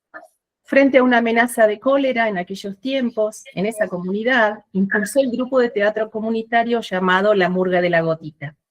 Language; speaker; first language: Spanish; native; Spanish